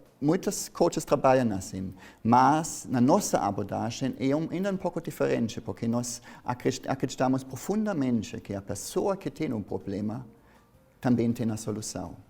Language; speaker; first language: Portuguese; non-native, fluent; German